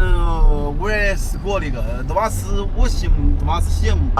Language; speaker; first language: Russian; non-native, learner; Chinese